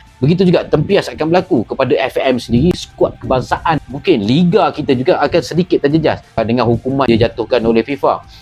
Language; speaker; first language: Malay; native; Malay